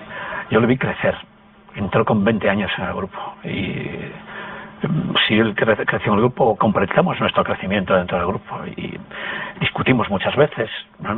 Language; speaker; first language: Spanish; native; Spanish